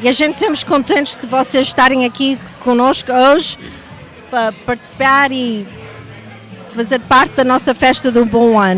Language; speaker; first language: Portuguese; early bilingual, heritage; Portuguese